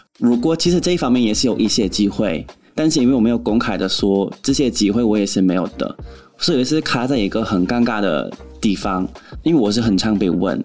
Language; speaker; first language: Chinese; non-native, fluent; English